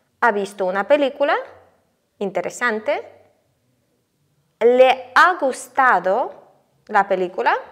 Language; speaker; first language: Spanish; non-native, fluent; Ukrainian